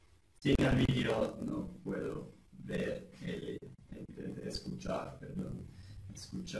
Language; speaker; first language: Spanish; non-native, learner; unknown